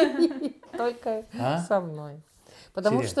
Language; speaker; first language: Russian; non-native, learner; Estonian